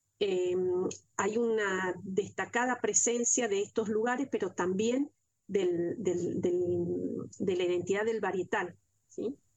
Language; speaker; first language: Spanish; native; Spanish